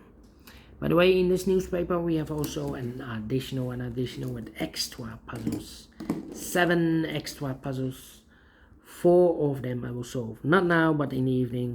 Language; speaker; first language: English; non-native, fluent; Dutch